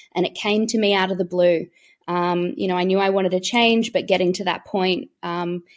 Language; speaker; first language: English; native; English